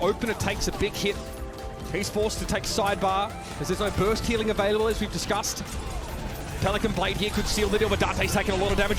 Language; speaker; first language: English; native; English